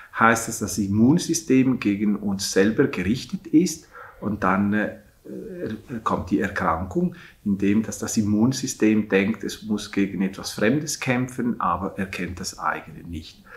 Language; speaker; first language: German; non-native, local second language; Italian